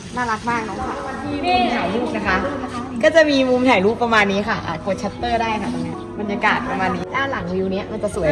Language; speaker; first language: Thai; native; Thai